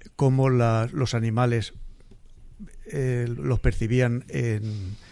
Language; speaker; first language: Spanish; native; Spanish